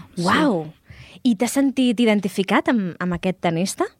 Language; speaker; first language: Catalan; native; Catalan